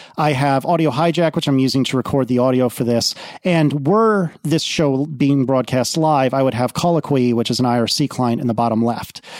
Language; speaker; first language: English; native; English